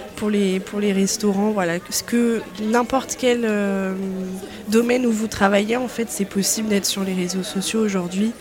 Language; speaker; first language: French; non-native, fluent; Spanish